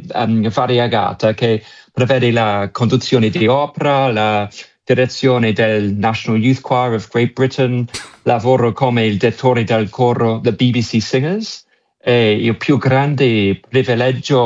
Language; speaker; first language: Italian; non-native, learner; English